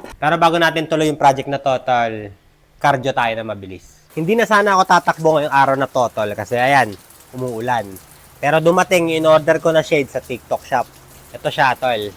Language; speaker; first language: Filipino; non-native, local second language; Iloko